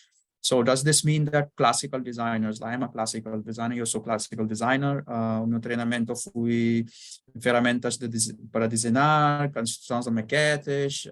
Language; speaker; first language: Portuguese; non-native, learner; Bangla